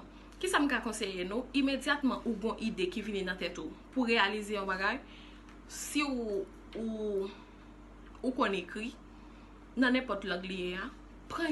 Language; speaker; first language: French; non-native, local second language; Haitian Creole